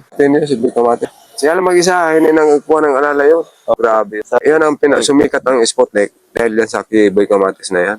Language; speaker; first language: Filipino; non-native, local second language; Bikol